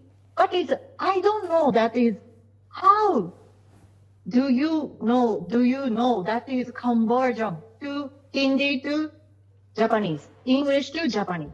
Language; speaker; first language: English; non-native, learner; Japanese